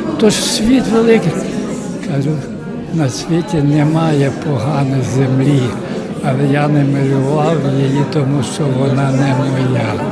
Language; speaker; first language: Ukrainian; native; Ukrainian